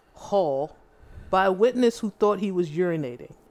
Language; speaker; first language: English; native; English